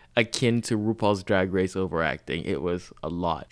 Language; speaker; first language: English; non-native, local second language; Yoruba